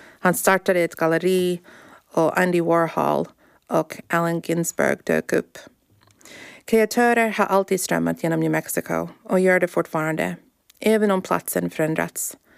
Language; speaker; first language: Swedish; early bilingual, heritage; English